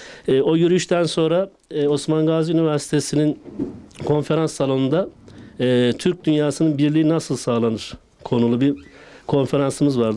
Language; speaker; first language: Turkish; native; Turkish